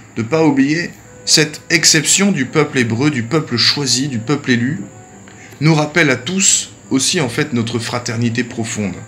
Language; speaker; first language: French; native; French